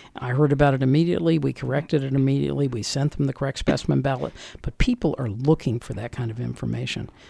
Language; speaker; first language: English; native; English